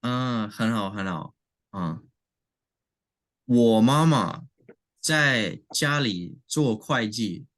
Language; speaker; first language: Chinese; non-native, learner; English